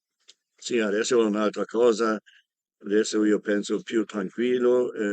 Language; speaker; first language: Italian; non-native, learner; German